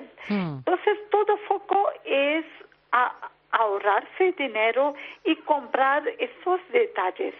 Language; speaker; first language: Spanish; non-native, learner; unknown